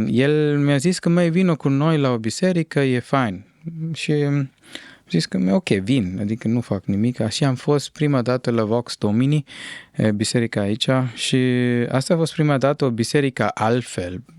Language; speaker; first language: Romanian; non-native, fluent; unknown